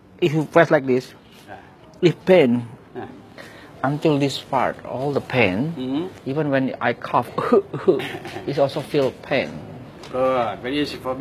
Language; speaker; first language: English; non-native, learner; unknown